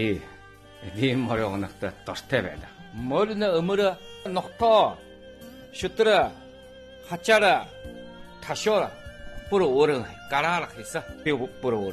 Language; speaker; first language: Mongolian; non-native, local second language; Chinese